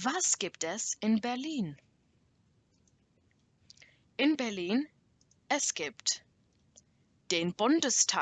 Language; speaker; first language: German; non-native, learner; English